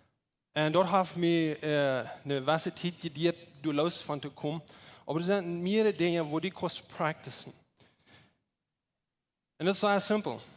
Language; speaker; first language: German; non-native, learner; Plautdietsch